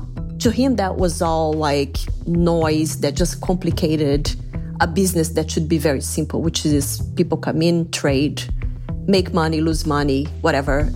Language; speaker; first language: English; non-native, fluent; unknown